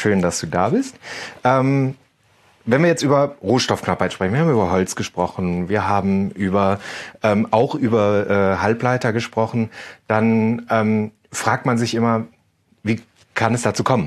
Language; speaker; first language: German; native; German